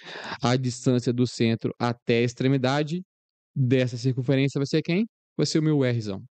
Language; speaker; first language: Portuguese; native; Portuguese